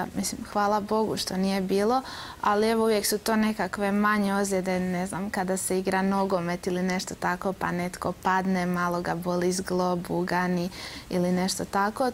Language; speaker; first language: Croatian; native; Croatian